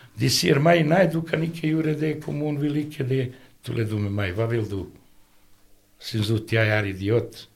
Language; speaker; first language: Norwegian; non-native, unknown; Bosnian